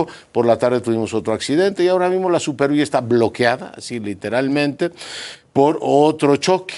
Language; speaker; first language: Spanish; native; Spanish